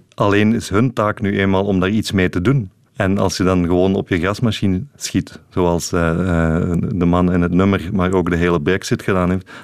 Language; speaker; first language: Dutch; native; Dutch